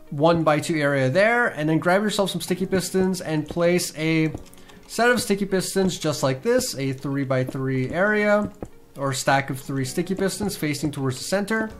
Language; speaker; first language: English; native; English